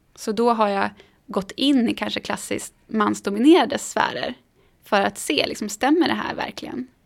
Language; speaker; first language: Swedish; native; Swedish